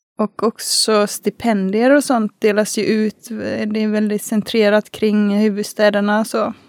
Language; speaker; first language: Swedish; early bilingual, other home language; Finnish